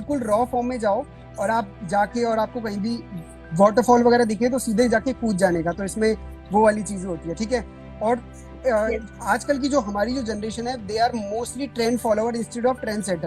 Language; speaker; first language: Hindi; native; Hindi